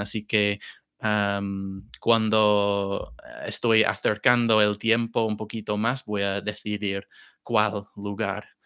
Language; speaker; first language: Spanish; non-native, fluent; English